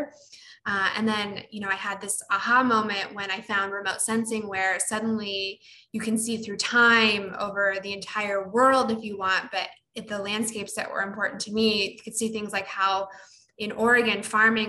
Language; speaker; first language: English; native; English